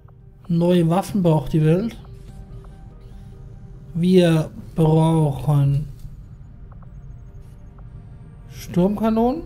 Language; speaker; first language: German; native; German